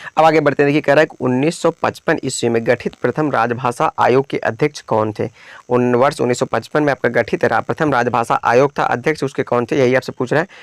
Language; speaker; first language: Hindi; native; Hindi